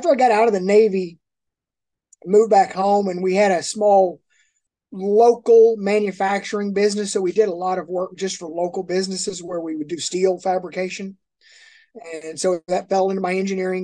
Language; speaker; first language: English; native; English